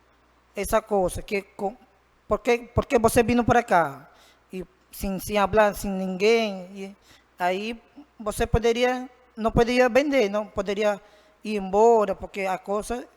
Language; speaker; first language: Portuguese; non-native, learner; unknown